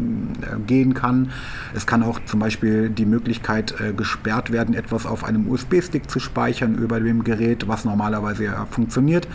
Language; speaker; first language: German; native; German